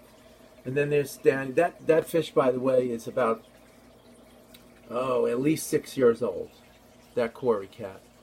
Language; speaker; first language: English; native; English